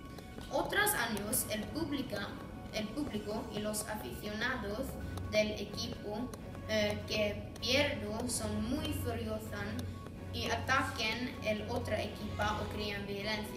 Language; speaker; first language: Spanish; non-native, learner; English